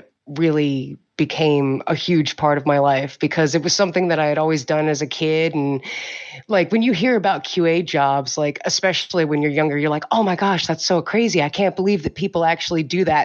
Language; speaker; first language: English; native; English